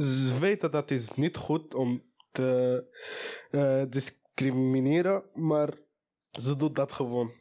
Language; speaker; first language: Dutch; early bilingual, other home language; Portuguese